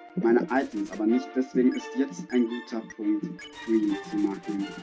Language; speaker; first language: German; native; German